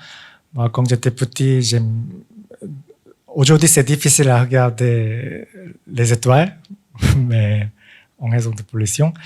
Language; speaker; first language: French; non-native, fluent; Korean